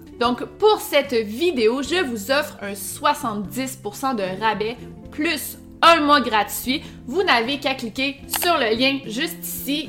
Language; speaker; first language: French; native; French